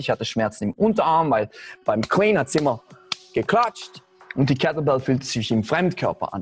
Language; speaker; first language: German; native; German